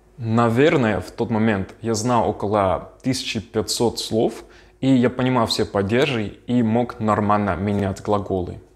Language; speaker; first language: Russian; non-native, fluent; Dutch